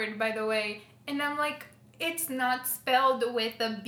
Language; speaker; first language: English; early bilingual, other home language; Spanish